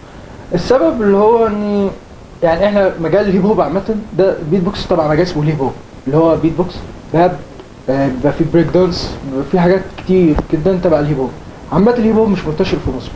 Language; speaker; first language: Arabic; native; Arabic